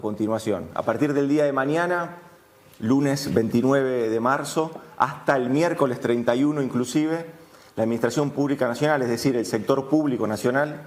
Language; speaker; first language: Spanish; native; Spanish